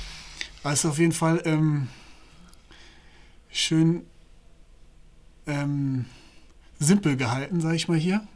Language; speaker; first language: German; native; German